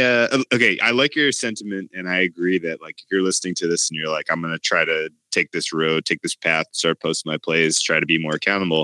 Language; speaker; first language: English; native; English